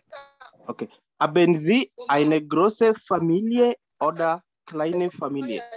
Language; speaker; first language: German; non-native, learner; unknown